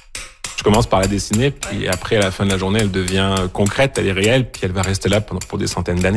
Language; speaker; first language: French; native; French